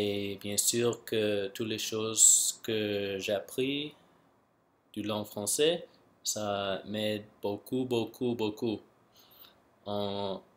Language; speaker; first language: French; non-native, local second language; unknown